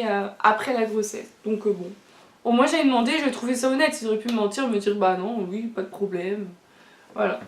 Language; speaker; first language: French; native; French